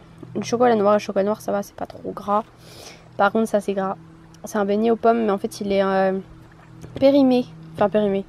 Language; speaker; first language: French; native; French